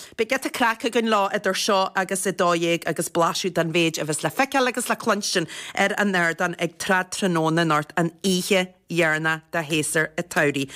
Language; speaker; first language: Irish; native; Irish